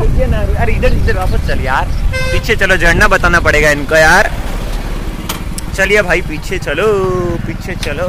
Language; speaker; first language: Hindi; native; Hindi